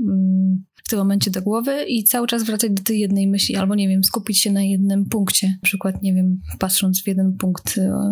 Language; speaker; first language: Polish; native; Polish